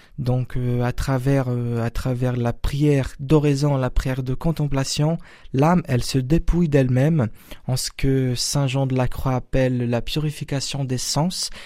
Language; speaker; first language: French; non-native, fluent; Portuguese